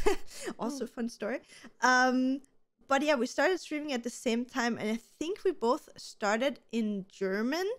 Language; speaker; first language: English; non-native, fluent; German